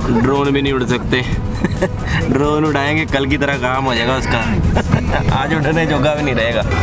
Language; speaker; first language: Hindi; non-native, local second language; Punjabi